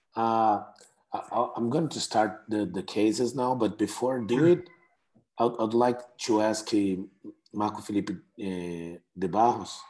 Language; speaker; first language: English; non-native, fluent; Portuguese